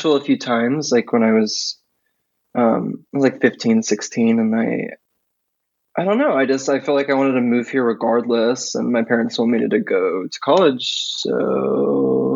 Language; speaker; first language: English; native; English